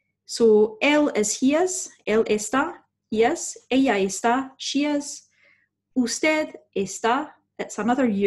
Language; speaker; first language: Spanish; non-native, fluent; English